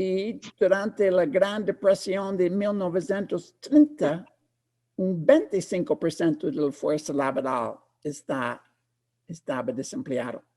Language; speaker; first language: Spanish; non-native, fluent; English